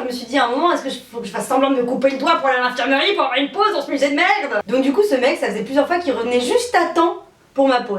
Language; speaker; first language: French; native; French